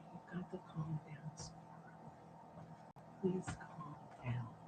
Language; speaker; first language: English; native; English